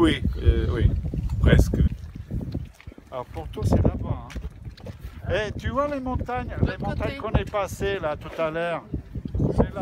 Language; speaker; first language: French; non-native, fluent; Portuguese